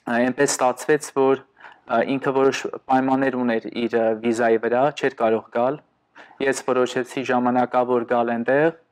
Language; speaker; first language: Armenian; early bilingual, heritage; Armenian